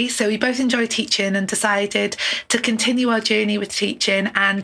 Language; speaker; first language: English; native; English